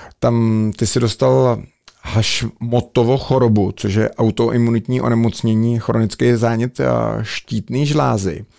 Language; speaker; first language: Czech; native; Czech